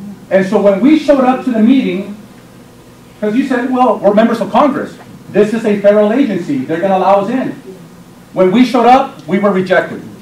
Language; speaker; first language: English; early bilingual, other home language; Spanish